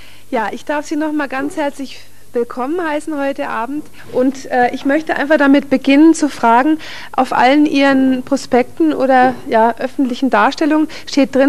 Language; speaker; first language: German; native; German